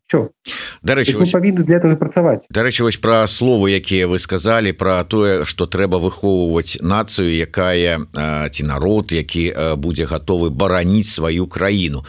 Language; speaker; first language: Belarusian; non-native, local second language; Russian